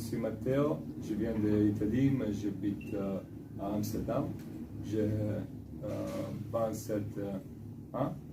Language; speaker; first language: French; non-native, fluent; Italian